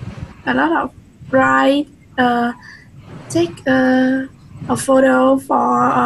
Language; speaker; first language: English; non-native, learner; Vietnamese